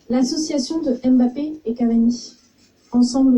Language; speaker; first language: French; native; French